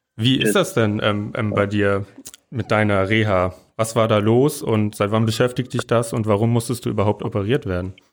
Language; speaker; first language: German; native; German